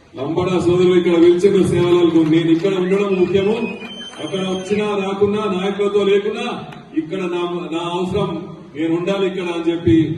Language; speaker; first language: Telugu; native; Telugu